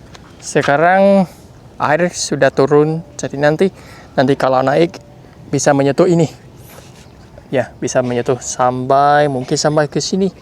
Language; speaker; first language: Indonesian; non-native, fluent; Vietnamese